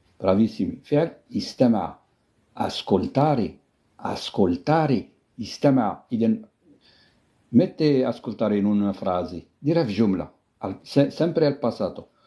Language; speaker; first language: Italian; non-native, fluent; Arabic